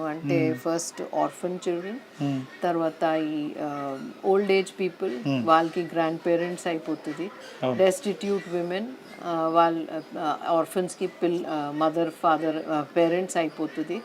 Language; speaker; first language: Telugu; non-native, fluent; Hindi